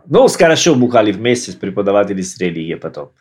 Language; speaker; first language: Russian; non-native, learner; Italian